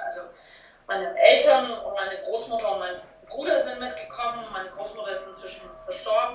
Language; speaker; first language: German; early bilingual, other home language; Russian